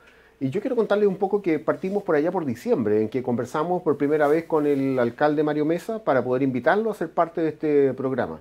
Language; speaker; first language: Spanish; native; Spanish